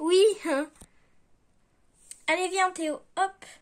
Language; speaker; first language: French; native; French